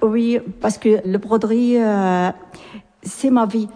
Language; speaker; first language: French; non-native, learner; Arabic